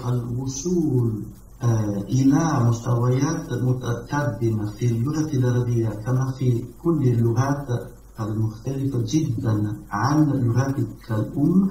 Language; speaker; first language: Arabic; non-native, learner; Italian